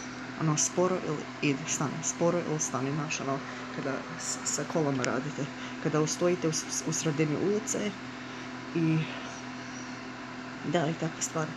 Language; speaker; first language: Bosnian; early bilingual, heritage; Bosnian